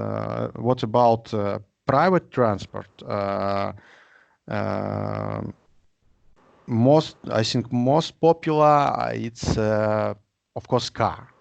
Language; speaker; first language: English; non-native, learner; Russian